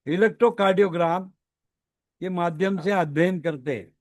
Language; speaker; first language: Hindi; non-native, local second language; Marathi